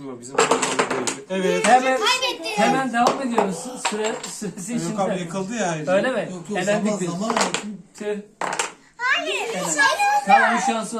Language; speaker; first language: Turkish; native; Turkish